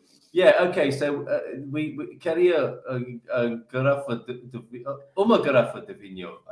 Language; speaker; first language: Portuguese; non-native, learner; English